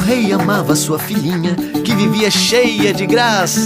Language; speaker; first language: Portuguese; native; Portuguese